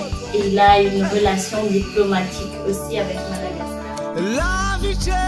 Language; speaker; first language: French; non-native, local second language; Malagasy